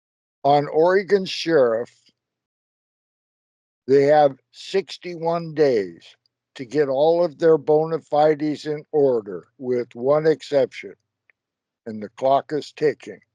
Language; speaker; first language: English; native; English